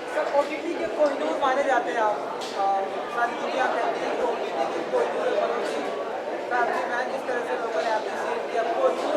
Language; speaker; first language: Hindi; native; Hindi